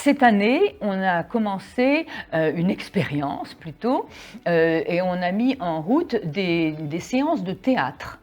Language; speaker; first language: French; native; French